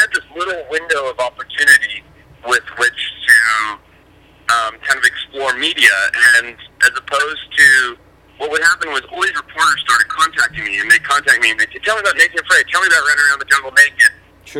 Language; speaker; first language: English; native; English